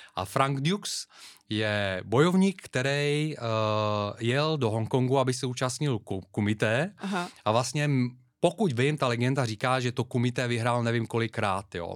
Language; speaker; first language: Czech; non-native, fluent; Bulgarian